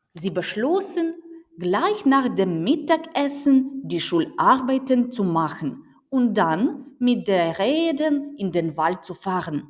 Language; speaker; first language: German; non-native, fluent; Ukrainian